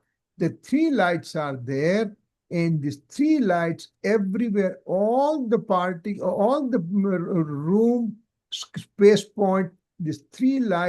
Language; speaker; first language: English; non-native, local second language; Gujarati